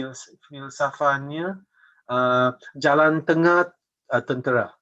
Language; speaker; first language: Indonesian; non-native, fluent; English